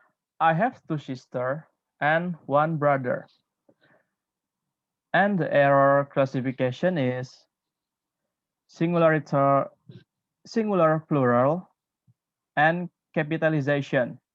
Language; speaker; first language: English; non-native, learner; Indonesian